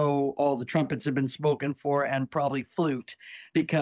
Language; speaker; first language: English; native; English